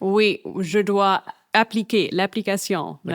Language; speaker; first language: French; non-native, fluent; English